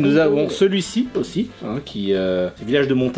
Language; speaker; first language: French; native; French